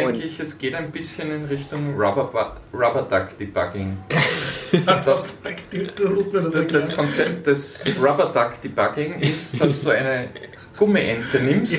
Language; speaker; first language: German; native; German